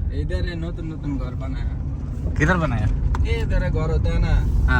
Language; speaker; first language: Hindi; non-native, learner; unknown